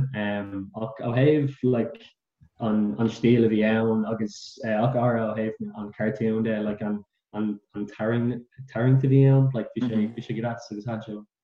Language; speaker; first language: Irish; non-native, local second language; English